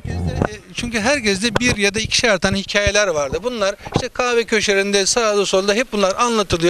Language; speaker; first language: Turkish; native; Turkish